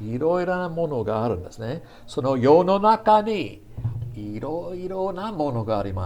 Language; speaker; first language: Japanese; non-native, fluent; English